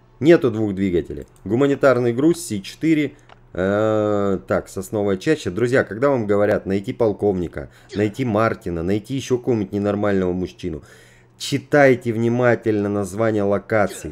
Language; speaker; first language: Russian; native; Russian